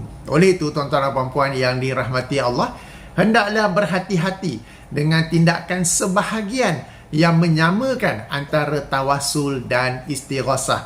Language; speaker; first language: Malay; native; Malay